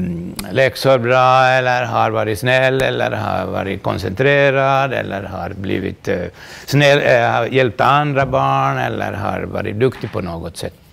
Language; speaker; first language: Swedish; non-native, local second language; Finnish